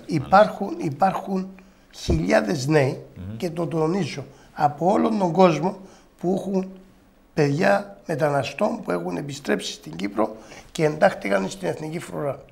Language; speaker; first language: Greek; native; Greek